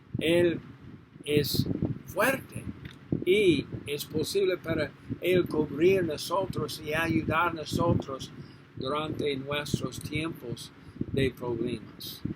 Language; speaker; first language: Spanish; non-native, learner; English